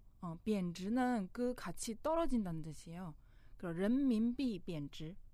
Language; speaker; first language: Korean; non-native, fluent; Chinese